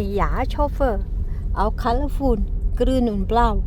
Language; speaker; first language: German; non-native, learner; Thai